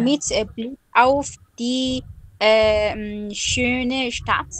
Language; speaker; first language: German; non-native, learner; Persian